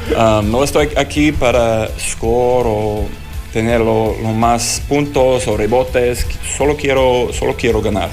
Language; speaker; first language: Spanish; non-native, learner; English